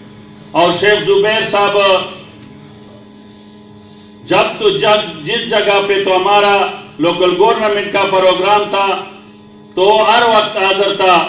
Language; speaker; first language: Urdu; non-native, local second language; Pashto